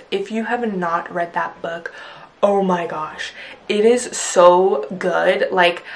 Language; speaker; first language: English; early bilingual, other home language; Punjabi